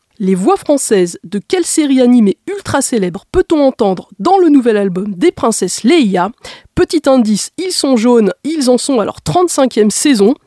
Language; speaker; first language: French; native; French